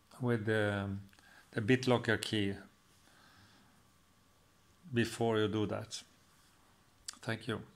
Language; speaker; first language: English; non-native, fluent; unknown